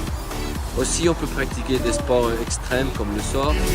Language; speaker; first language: French; non-native, learner; Spanish